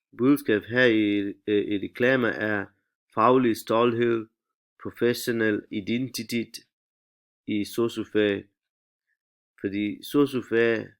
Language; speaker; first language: Danish; non-native, learner; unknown